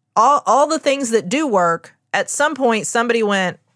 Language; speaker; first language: English; native; English